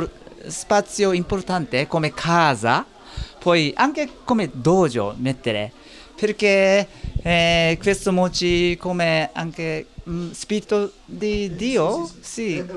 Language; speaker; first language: Italian; non-native, learner; Japanese